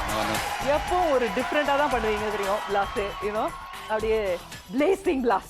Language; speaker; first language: Tamil; native; Tamil